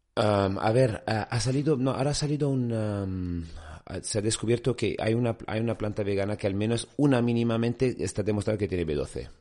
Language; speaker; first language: Spanish; non-native, fluent; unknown